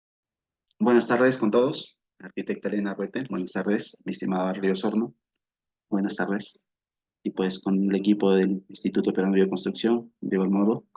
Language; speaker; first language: Spanish; native; Spanish